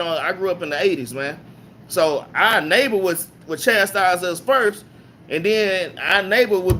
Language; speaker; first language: English; native; English